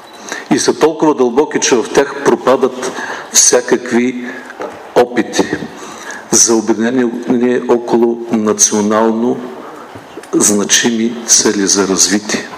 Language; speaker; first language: Bulgarian; native; Bulgarian